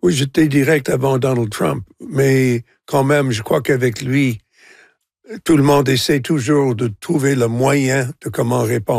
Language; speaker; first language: French; non-native, local second language; English